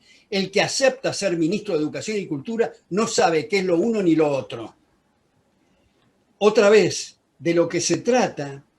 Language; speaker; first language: Spanish; native; Spanish